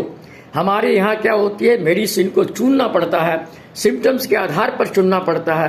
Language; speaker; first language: Hindi; native; Hindi